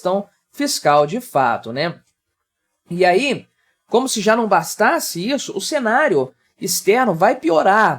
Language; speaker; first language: Portuguese; native; Portuguese